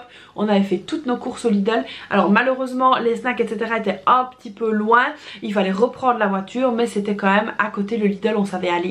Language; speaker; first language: French; native; French